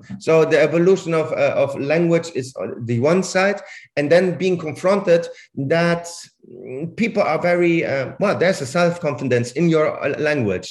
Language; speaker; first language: English; non-native, fluent; Swiss German